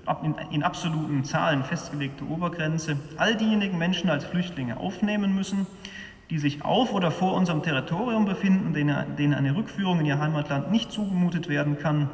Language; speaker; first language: German; native; German